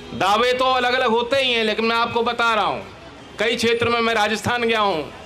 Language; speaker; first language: Hindi; native; Hindi